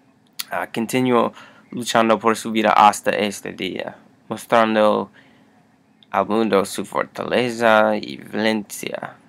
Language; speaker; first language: Spanish; non-native, learner; English